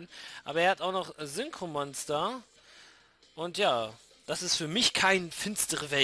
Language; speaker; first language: German; native; German